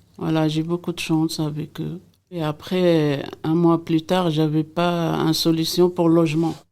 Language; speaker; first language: French; non-native, local second language; Arabic